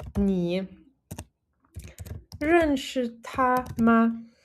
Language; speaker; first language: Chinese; non-native, fluent; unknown